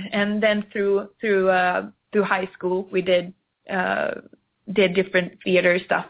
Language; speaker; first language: English; non-native, fluent; Swedish